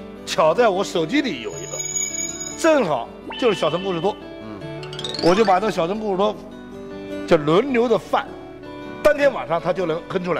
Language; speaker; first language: Chinese; native; Chinese